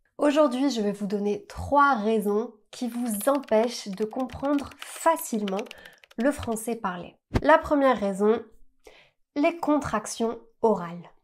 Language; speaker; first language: French; native; French